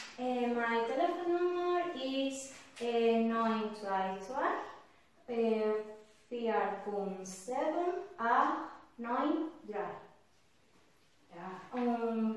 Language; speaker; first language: German; non-native, learner; Spanish